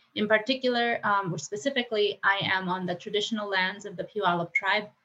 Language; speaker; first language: English; non-native, fluent; Spanish